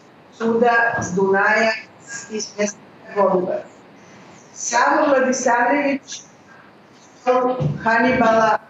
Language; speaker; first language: Russian; early bilingual, heritage; Russian